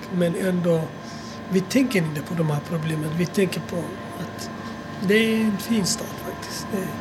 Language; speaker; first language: Swedish; non-native, fluent; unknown